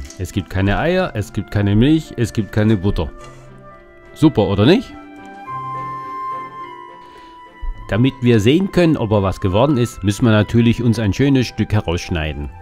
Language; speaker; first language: German; native; German